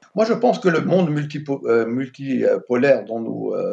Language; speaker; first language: French; non-native, local second language; Arabic